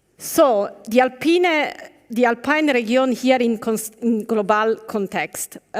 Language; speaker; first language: German; non-native, learner; Italian